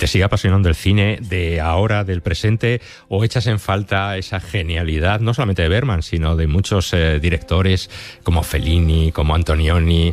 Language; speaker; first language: Spanish; native; Spanish